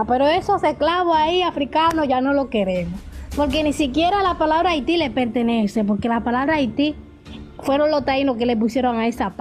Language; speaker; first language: Spanish; native; Spanish